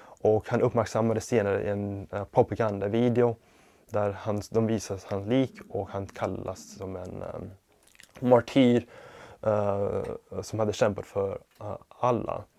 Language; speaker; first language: Swedish; non-native, fluent; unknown